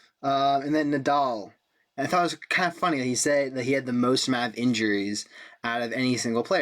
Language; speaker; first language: English; native; English